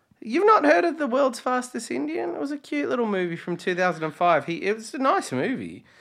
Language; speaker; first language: English; native; English